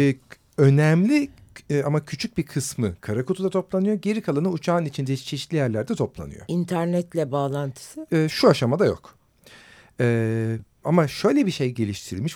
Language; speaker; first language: Turkish; native; Turkish